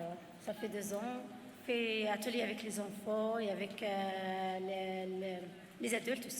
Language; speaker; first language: French; non-native, learner; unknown